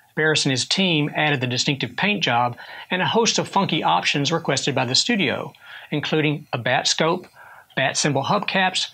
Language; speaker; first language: English; native; English